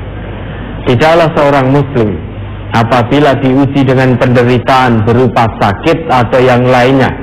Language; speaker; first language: Indonesian; non-native, local second language; Javanese